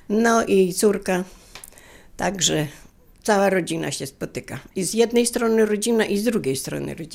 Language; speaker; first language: Polish; native; Polish